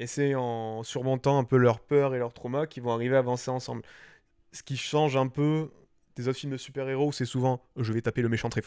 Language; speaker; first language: French; native; French